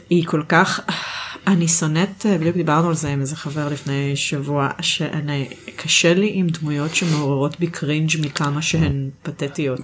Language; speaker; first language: Hebrew; native; Hebrew